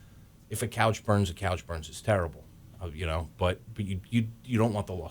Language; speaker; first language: English; native; English